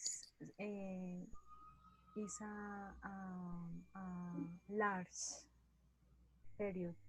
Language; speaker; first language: English; non-native, learner; Spanish